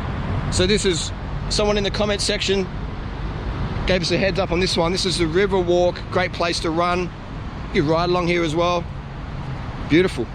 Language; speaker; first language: English; native; English